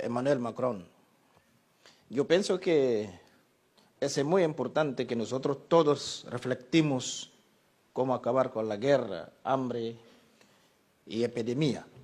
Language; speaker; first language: Spanish; non-native, learner; Portuguese